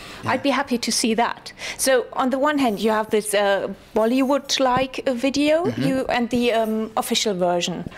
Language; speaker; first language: English; non-native, fluent; German